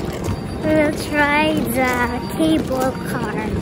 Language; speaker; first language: English; non-native, local second language; Filipino